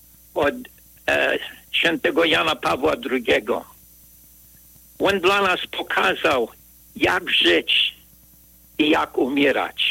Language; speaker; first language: Polish; early bilingual, heritage; Polish